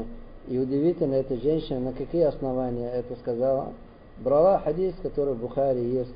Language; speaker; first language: Russian; non-native, learner; Arabic